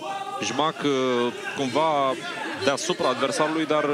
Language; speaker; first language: Romanian; native; Romanian